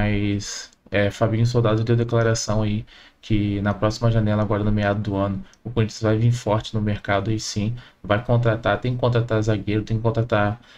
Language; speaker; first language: Portuguese; native; Portuguese